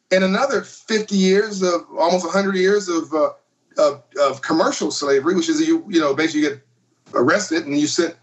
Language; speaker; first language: English; native; English